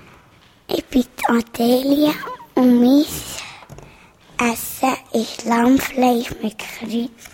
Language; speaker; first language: German; non-native, local second language; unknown